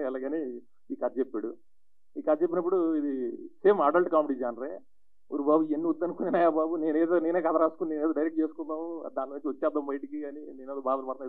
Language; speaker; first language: Telugu; native; Telugu